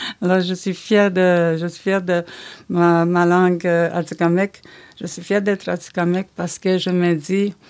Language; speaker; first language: French; non-native, local second language; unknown